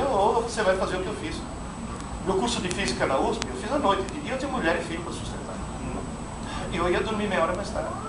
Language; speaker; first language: Portuguese; non-native, fluent; Italian